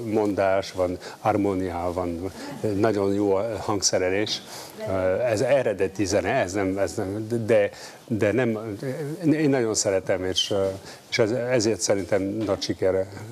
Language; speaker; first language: Hungarian; non-native, learner; French